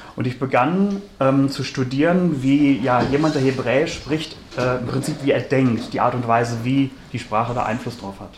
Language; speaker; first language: German; native; German